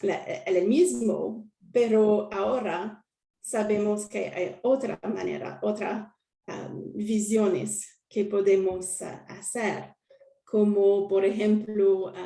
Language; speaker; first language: Spanish; non-native, learner; French